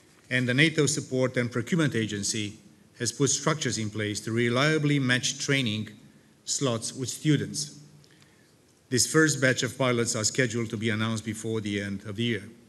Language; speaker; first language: English; non-native, fluent; Romanian